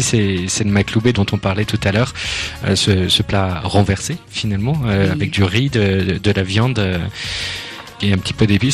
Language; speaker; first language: French; native; French